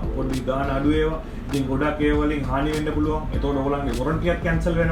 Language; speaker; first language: Sinhala; non-native, local second language; Tamil